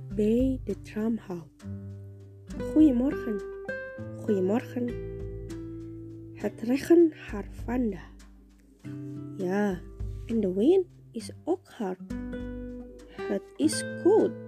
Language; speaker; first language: Dutch; non-native, learner; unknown